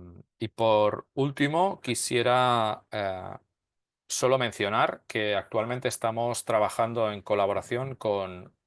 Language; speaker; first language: Spanish; native; Spanish